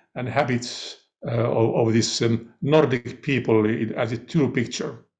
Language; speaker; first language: English; non-native, fluent; Finnish